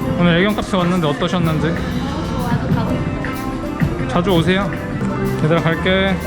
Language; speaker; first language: Korean; native; Korean